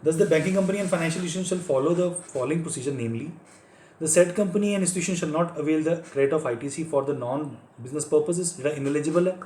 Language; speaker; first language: English; non-native, local second language; Punjabi